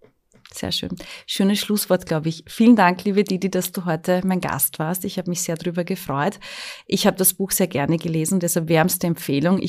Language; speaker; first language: German; native; German